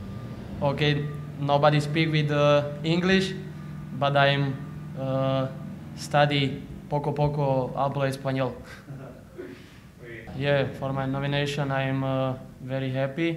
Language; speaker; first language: English; non-native, learner; Slovak